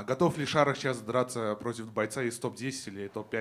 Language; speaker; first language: Russian; native; Russian